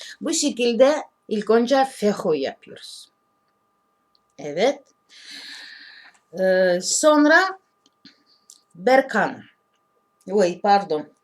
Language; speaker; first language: Turkish; non-native, learner; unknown